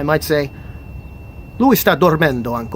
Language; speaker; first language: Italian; non-native, fluent; English